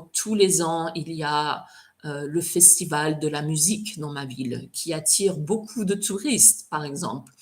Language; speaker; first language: French; non-native, fluent; English